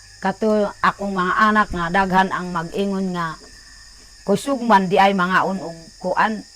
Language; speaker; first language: Cebuano; non-native, local second language; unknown